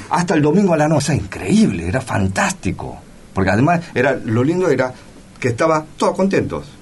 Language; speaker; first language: Spanish; early bilingual, other home language; Korean